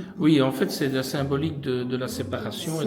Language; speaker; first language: French; native; French